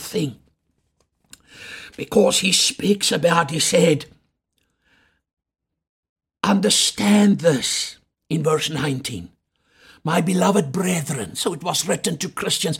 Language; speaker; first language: English; non-native, local second language; Afrikaans